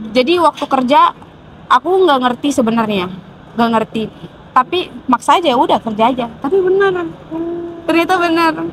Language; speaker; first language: Indonesian; native; Indonesian